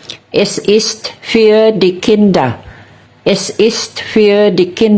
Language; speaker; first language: German; non-native, fluent; Cebuano